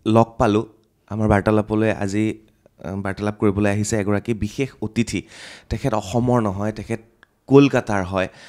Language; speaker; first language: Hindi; non-native, local second language; Assamese